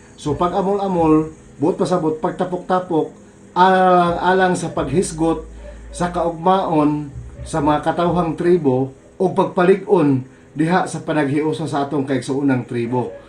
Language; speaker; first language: Cebuano; non-native, local second language; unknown